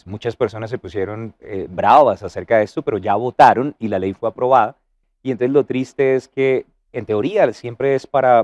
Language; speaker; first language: Spanish; native; Spanish